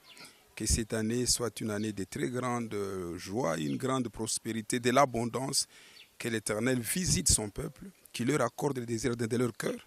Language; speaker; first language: French; non-native, local second language; Lingala